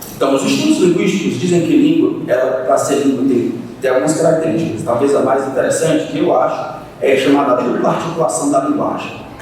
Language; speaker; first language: Portuguese; native; Portuguese